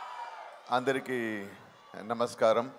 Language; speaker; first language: Telugu; non-native, fluent; Tamil